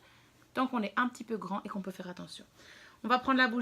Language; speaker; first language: French; native; French